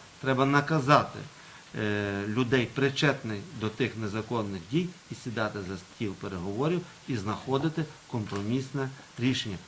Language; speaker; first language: Ukrainian; native; Ukrainian